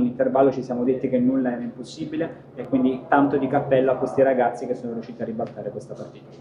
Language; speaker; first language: Italian; native; Italian